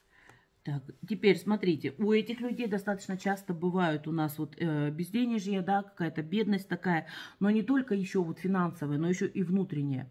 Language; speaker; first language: Russian; native; Russian